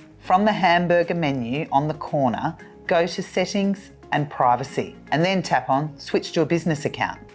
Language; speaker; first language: English; native; English